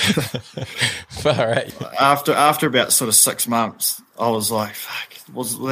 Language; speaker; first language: English; native; English